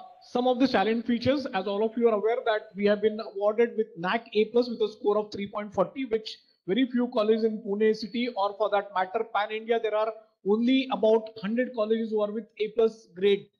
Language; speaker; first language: English; non-native, local second language; Marathi